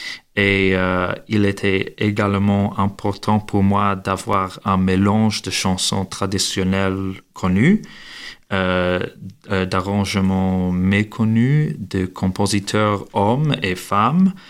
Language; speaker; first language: French; non-native, learner; English